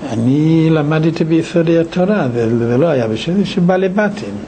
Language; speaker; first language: Hebrew; non-native, fluent; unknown